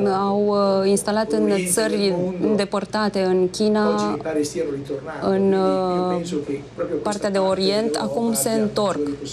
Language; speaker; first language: Romanian; non-native, fluent; Italian